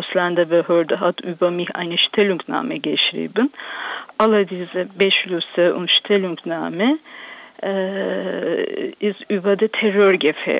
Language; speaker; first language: German; non-native, learner; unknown